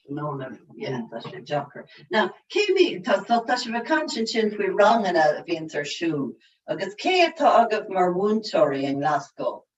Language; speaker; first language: Irish; non-native, local second language; English